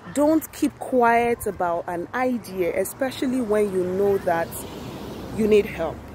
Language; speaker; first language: English; non-native, local second language; Yoruba